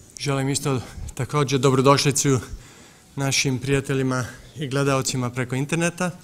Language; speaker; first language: Serbian; early bilingual, heritage; Serbian